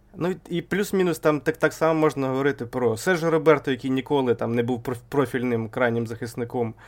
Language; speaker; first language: Ukrainian; native; Ukrainian